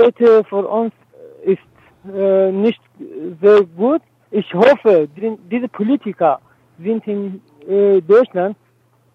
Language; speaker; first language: German; non-native, learner; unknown